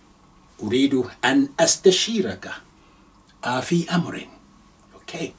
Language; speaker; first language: Arabic; non-native, fluent; Yoruba